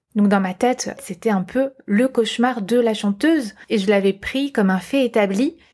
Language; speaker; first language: French; native; French